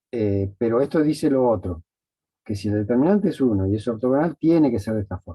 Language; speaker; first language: Spanish; native; Spanish